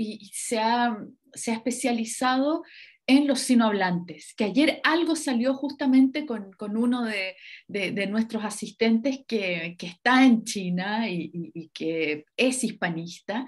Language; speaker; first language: Spanish; native; Spanish